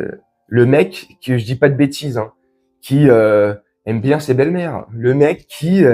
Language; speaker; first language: French; native; French